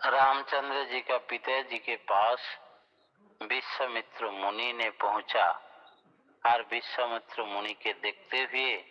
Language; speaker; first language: Hindi; non-native, local second language; Bangla